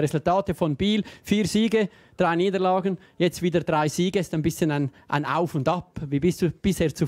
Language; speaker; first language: German; native; German